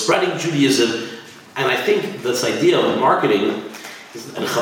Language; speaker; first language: English; native; English